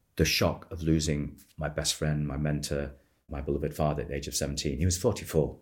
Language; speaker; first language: English; native; English